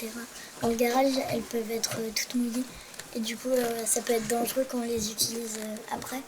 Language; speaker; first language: French; native; French